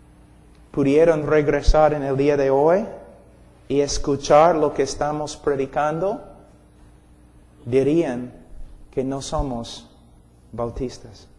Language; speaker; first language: Spanish; non-native, fluent; English